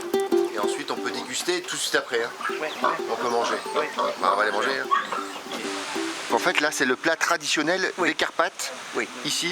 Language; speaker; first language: French; native; French